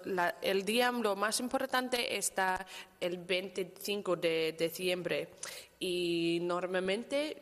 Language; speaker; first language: Spanish; non-native, learner; English